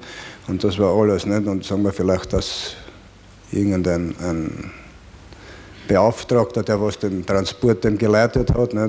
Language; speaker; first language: German; native; German